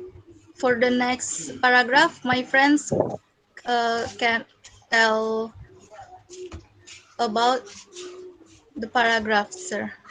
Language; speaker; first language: English; non-native, learner; Indonesian